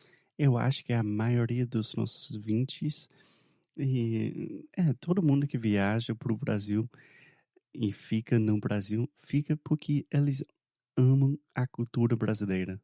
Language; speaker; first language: Portuguese; non-native, fluent; English